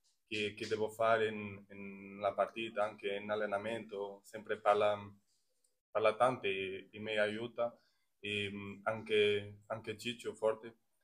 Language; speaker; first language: Italian; non-native, learner; Portuguese